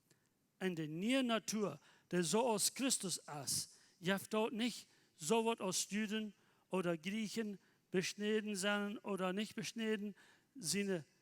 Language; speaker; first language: German; non-native, learner; Plautdietsch